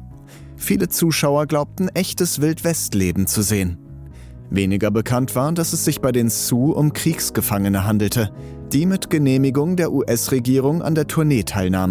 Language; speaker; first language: German; native; German